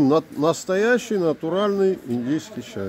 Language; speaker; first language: Russian; native; Russian